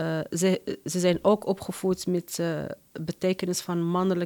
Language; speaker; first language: Dutch; non-native, fluent; Arabic